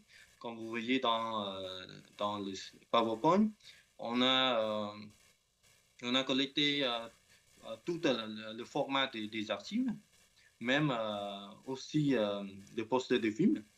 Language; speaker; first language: French; non-native, learner; Khmer